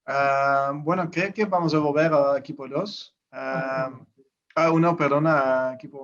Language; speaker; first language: Spanish; non-native, learner; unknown